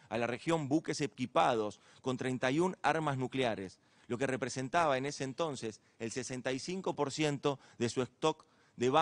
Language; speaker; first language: Spanish; native; Spanish